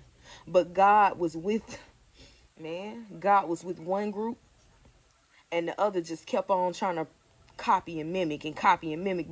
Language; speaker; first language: English; native; English